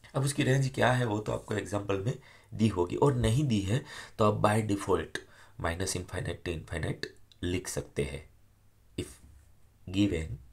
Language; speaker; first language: Hindi; non-native, local second language; Gujarati